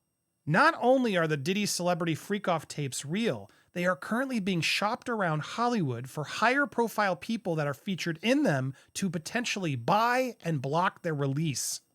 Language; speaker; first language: English; native; English